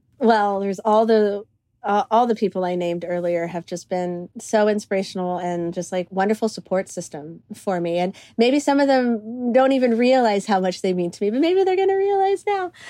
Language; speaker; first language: English; early bilingual, other home language; Greek